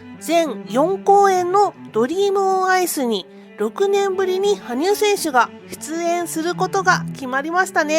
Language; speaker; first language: Japanese; native; Japanese